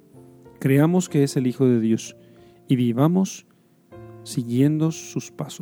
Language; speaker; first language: Spanish; native; Spanish